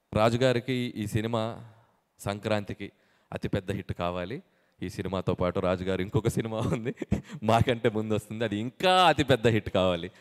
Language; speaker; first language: Telugu; native; Telugu